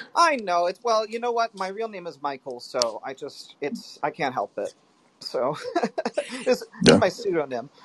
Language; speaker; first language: English; early bilingual, other home language; Filipino